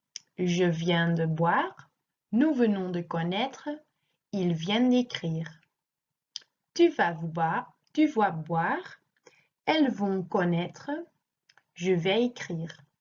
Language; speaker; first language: French; non-native, learner; Dutch